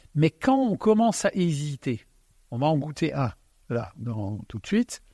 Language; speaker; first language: French; non-native, local second language; Swiss German